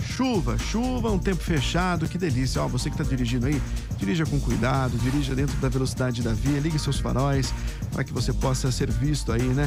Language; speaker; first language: Portuguese; native; Portuguese